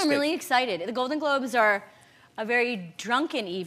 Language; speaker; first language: English; native; English